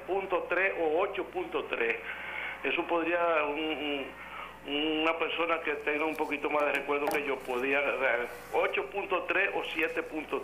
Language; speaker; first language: Spanish; native; Spanish